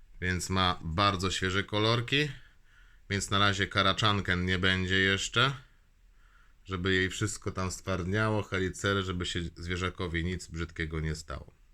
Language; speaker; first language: Polish; native; Polish